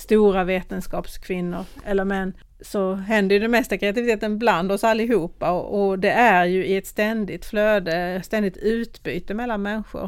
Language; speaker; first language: Swedish; native; Swedish